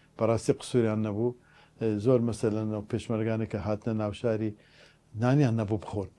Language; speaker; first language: Central Kurdish; non-native, local second language; Turkish